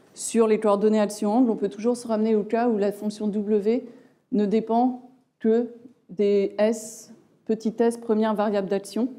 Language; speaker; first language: French; native; French